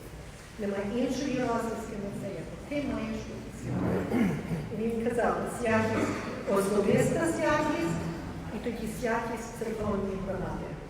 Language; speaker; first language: Ukrainian; early bilingual, heritage; Ukrainian